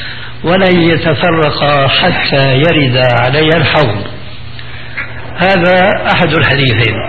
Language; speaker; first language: Arabic; native; Arabic